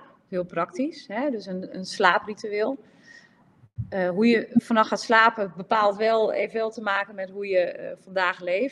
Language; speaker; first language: Dutch; native; Dutch